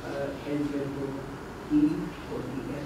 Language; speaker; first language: Spanish; non-native, learner; English